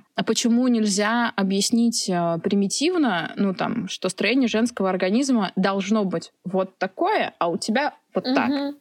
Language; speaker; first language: Russian; native; Russian